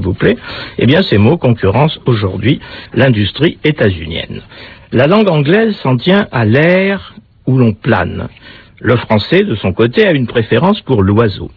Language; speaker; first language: French; native; French